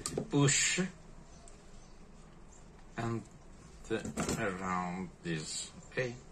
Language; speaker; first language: English; non-native, learner; Italian